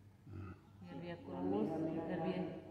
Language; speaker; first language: Spanish; native; Spanish